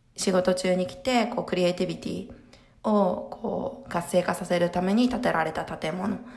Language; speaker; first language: Japanese; early bilingual, heritage; Japanese